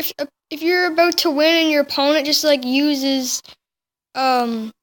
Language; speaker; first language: English; native; English